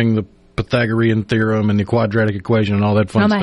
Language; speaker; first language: English; native; English